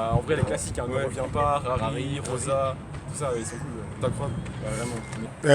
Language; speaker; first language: French; native; French